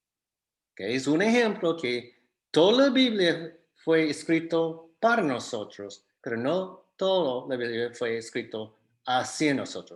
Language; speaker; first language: Spanish; non-native, fluent; English